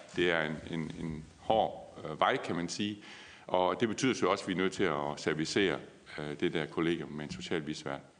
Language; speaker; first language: Danish; native; Danish